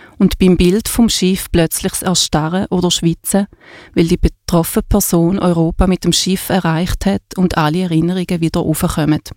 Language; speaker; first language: German; native; German